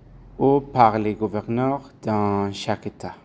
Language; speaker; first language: French; non-native, learner; Spanish